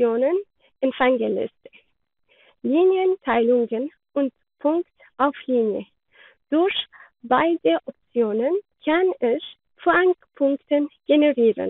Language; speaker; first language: German; non-native, learner; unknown